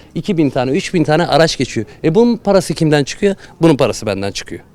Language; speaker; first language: Turkish; native; Turkish